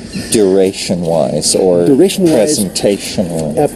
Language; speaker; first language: English; native; English